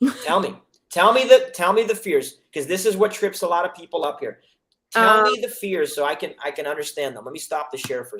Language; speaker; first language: English; native; English